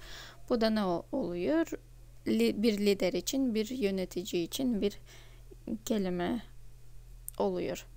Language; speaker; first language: Turkish; non-native, fluent; Russian